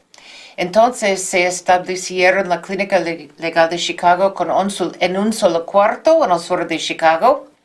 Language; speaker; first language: Spanish; non-native, fluent; English